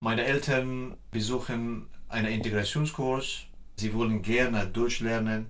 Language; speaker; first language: German; non-native, learner; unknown